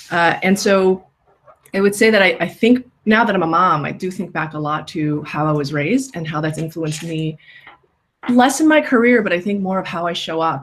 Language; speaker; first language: English; native; English